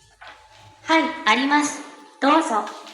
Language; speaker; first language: Japanese; non-native, learner; Indonesian